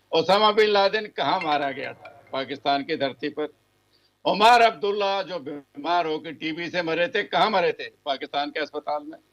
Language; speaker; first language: Hindi; native; Hindi